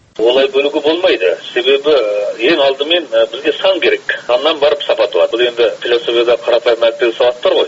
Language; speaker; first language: Kazakh; early bilingual, heritage; Kazakh